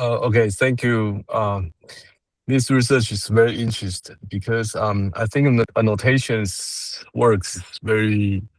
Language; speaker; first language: English; non-native, learner; Chinese